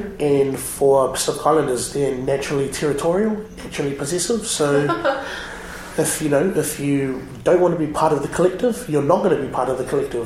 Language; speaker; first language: English; native; English